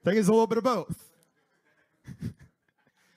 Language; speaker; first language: English; native; English